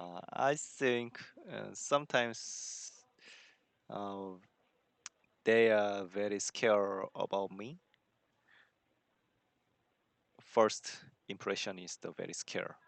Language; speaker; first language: English; non-native, learner; Korean